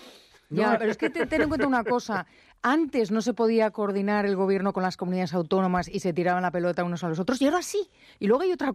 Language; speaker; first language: Spanish; native; Spanish